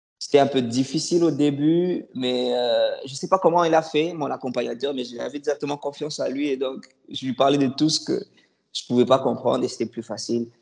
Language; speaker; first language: French; non-native, local second language; Lingala